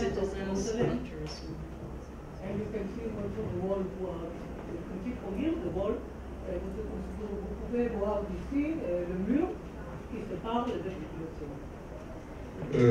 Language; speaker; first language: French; non-native, fluent; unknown